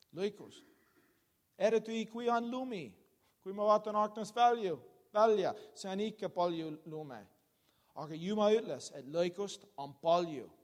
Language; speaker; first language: Estonian; non-native, learner; English